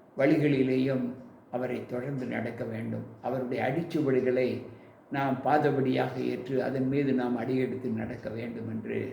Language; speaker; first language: Tamil; native; Tamil